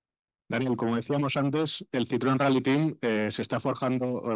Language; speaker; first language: Spanish; native; Spanish